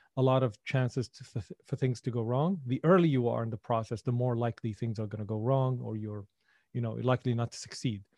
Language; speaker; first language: English; non-native, fluent; Arabic